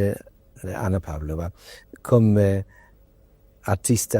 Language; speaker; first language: Spanish; non-native, learner; English